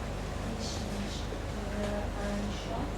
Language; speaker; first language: German; non-native, learner; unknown